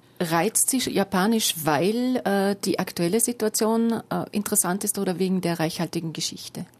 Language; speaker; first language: German; native; German